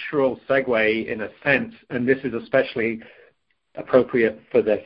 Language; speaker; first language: English; native; English